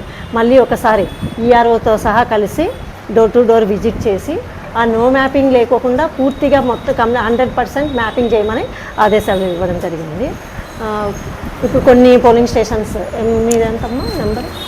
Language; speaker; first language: Telugu; native; Telugu